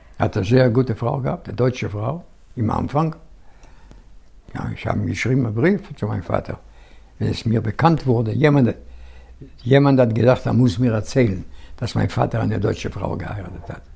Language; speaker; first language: German; non-native, fluent; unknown